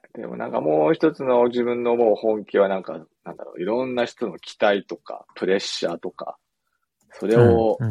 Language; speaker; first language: Japanese; early bilingual, other home language; English